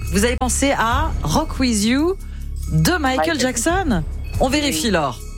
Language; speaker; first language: French; native; French